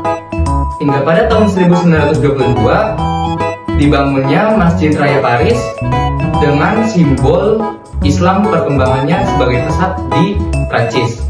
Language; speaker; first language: Indonesian; native; Indonesian